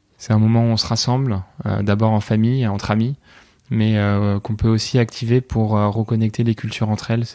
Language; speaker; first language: French; native; French